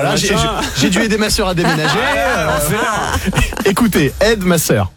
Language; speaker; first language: French; native; French